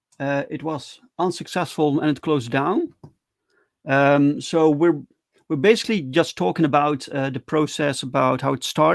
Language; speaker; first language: English; non-native, fluent; Dutch